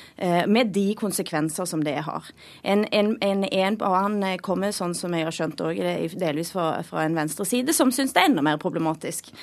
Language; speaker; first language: Norwegian; native; Norwegian